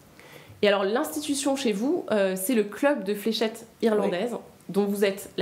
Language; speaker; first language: French; native; French